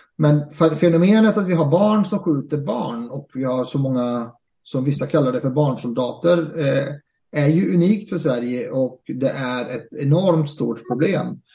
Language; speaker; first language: Swedish; early bilingual, other home language; Arabic